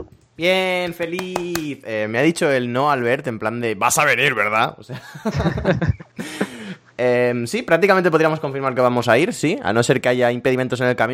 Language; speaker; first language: Spanish; native; Spanish